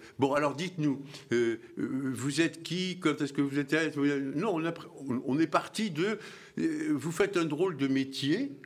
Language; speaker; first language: French; early bilingual, other home language; Arabic